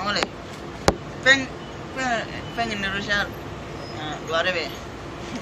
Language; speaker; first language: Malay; non-native, learner; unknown